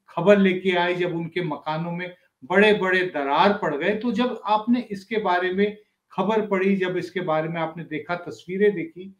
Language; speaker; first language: Hindi; native; Hindi